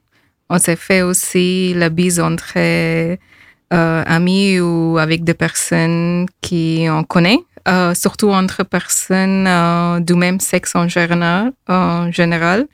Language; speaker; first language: French; non-native, fluent; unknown